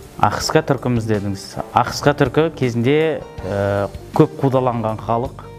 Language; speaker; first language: Kazakh; native; Kazakh